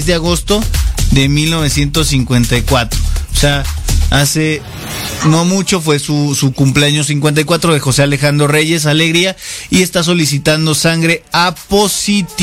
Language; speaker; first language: Spanish; native; Spanish